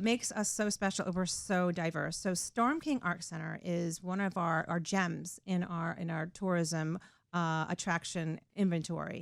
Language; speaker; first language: English; native; English